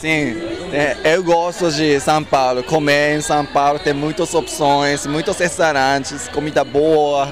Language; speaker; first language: Portuguese; non-native, learner; Japanese